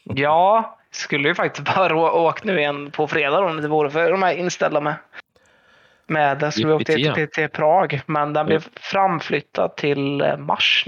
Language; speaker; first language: Swedish; native; Swedish